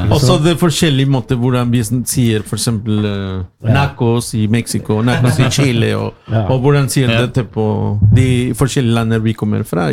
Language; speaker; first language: Norwegian; non-native, learner; Spanish